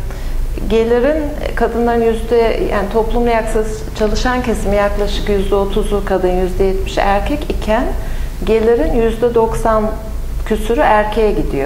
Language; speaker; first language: Turkish; native; Turkish